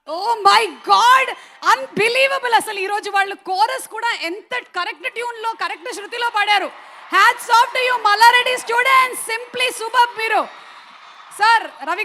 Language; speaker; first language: Telugu; native; Telugu